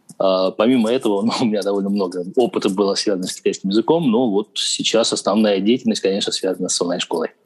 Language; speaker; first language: Russian; native; Russian